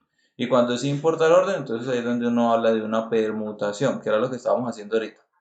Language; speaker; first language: Spanish; native; Spanish